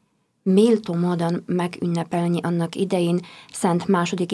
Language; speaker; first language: Hungarian; non-native, fluent; Polish